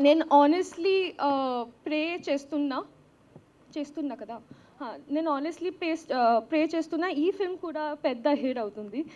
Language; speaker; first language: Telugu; non-native, learner; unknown